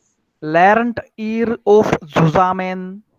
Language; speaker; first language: German; non-native, learner; Marathi